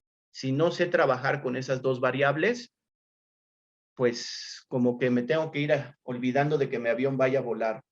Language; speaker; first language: Spanish; native; Spanish